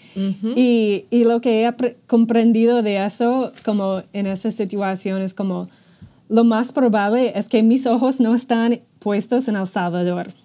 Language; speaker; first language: Spanish; non-native, fluent; English